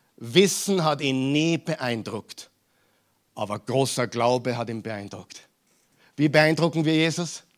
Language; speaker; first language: German; non-native, fluent; English